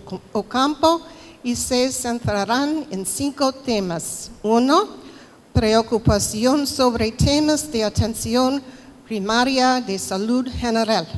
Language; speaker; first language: Spanish; non-native, fluent; English